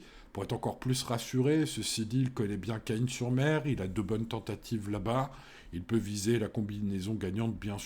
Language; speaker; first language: French; native; French